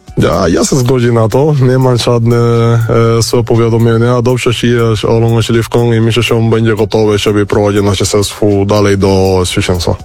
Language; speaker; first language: Polish; non-native, fluent; Spanish